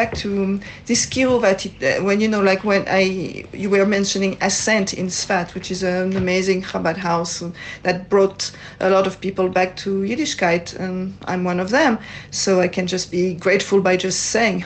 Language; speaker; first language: English; non-native, fluent; French